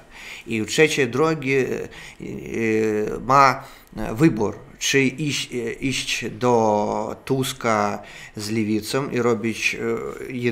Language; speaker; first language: Polish; non-native, fluent; Russian